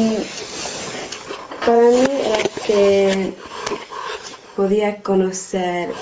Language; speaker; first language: Spanish; non-native, learner; English